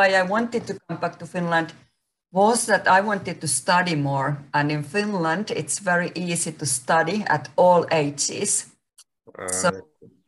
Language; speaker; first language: English; non-native, fluent; Finnish